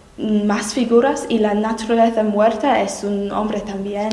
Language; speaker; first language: Spanish; non-native, learner; English